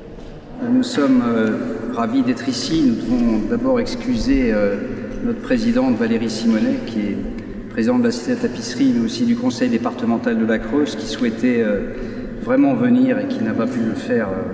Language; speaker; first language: French; native; French